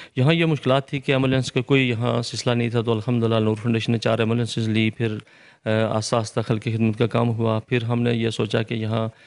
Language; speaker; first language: Urdu; non-native, local second language; Punjabi